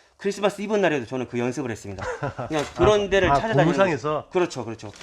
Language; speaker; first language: Korean; early bilingual, heritage; Korean